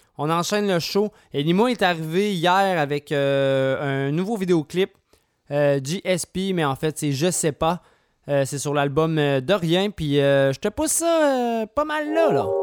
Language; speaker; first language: French; native; French